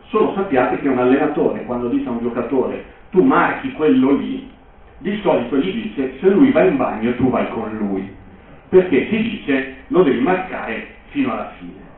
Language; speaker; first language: Italian; native; Italian